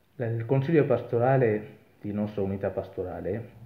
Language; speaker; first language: Italian; non-native, fluent; Sinhala